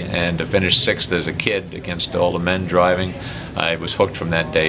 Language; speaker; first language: English; native; English